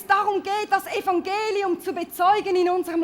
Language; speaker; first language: German; native; German